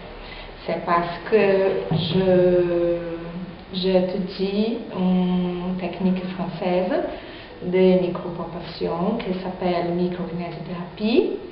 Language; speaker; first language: French; non-native, learner; Portuguese